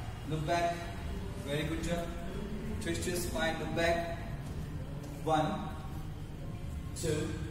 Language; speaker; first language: English; non-native, local second language; Bangla